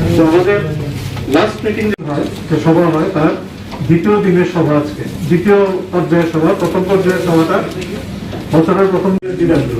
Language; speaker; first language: Bangla; native; Bangla